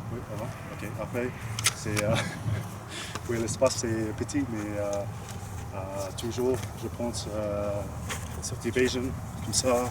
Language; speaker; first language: French; non-native, learner; English